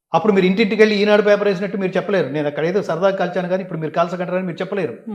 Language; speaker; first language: Telugu; native; Telugu